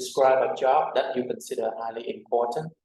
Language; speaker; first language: English; non-native, fluent; Vietnamese